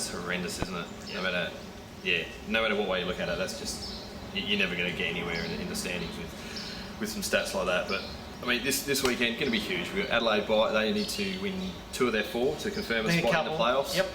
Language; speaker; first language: English; native; English